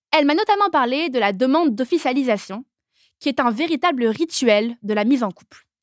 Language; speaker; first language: French; native; French